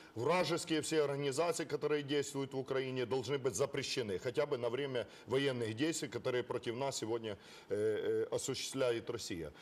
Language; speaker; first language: Russian; non-native, local second language; Ukrainian